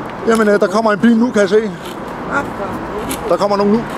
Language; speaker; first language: Danish; native; Danish